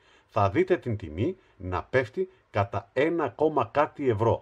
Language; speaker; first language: Greek; native; Greek